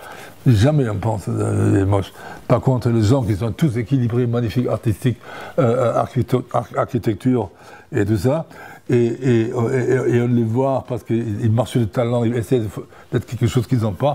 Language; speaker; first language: French; non-native, fluent; German